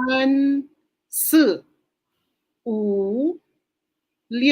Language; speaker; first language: Chinese; non-native, learner; Filipino